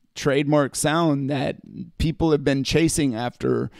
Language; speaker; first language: English; native; English